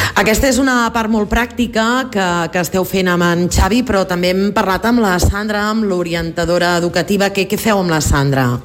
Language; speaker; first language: Catalan; native; Catalan